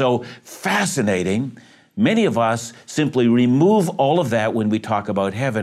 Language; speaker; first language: English; native; English